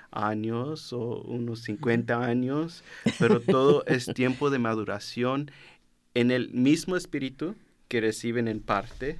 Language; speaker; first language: Spanish; early bilingual, heritage; Spanish